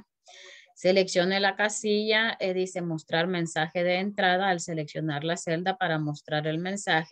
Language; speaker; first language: Spanish; native; Spanish